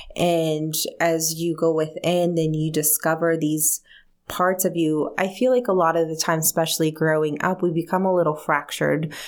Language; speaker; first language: English; early bilingual, other home language; Spanish